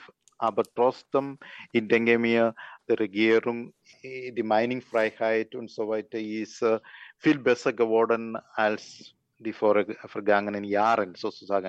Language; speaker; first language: German; non-native, learner; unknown